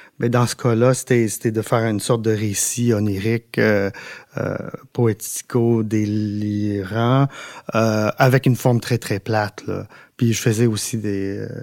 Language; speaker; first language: French; non-native, local second language; English